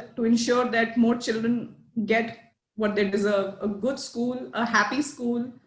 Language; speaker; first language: English; non-native, local second language; Hindi